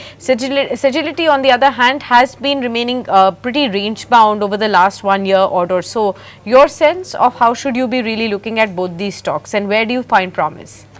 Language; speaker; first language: English; non-native, local second language; Hindi